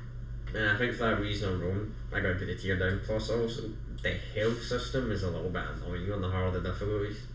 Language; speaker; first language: English; native; English